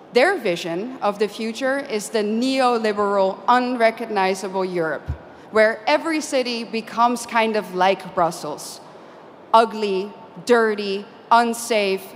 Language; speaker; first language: English; non-native, fluent; Dutch